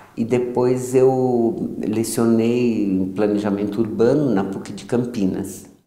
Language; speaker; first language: Portuguese; early bilingual, other home language; Yiddish